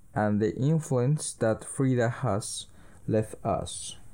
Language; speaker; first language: English; early bilingual, other home language; Spanish